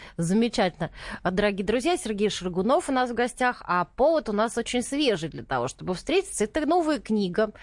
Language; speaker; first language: Russian; native; Russian